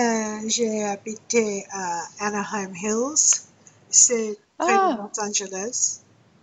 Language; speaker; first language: French; non-native, learner; English